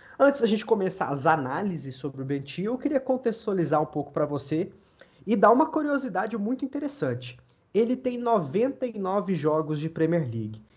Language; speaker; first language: Portuguese; native; Portuguese